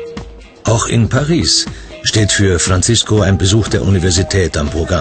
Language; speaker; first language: German; native; German